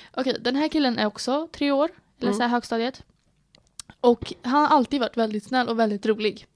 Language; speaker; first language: Swedish; native; Swedish